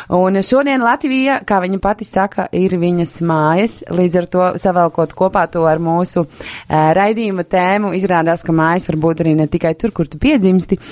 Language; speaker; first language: Latvian; native; Latvian